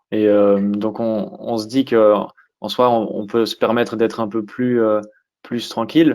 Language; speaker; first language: French; native; French